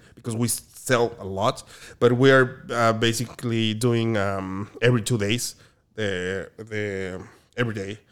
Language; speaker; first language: English; non-native, fluent; Spanish